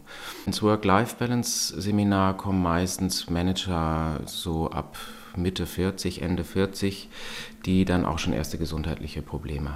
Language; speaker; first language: German; native; German